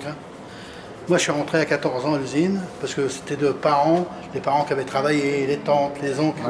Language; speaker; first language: French; native; French